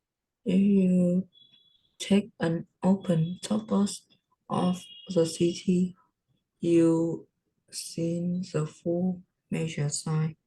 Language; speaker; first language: English; non-native, learner; Vietnamese